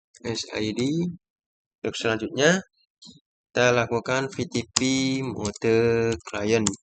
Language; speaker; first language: Indonesian; native; Indonesian